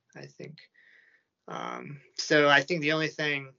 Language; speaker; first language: English; native; English